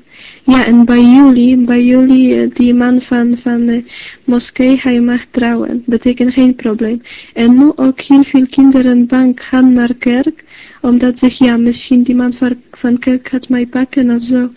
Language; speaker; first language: Dutch; non-native, learner; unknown